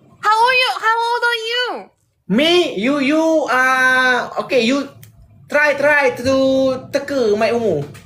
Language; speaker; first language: English; non-native, learner; Malay